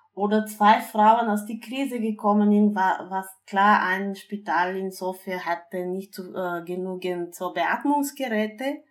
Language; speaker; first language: German; non-native, fluent; Bulgarian